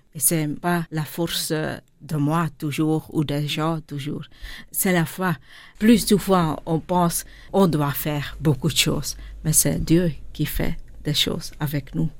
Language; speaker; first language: French; non-native, local second language; Dutch